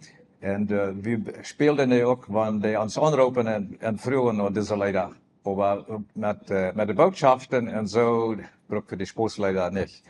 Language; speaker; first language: German; non-native, learner; Plautdietsch